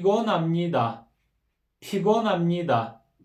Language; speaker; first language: Korean; non-native, fluent; Kyrgyz